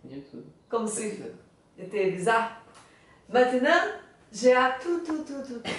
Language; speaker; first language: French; non-native, learner; Portuguese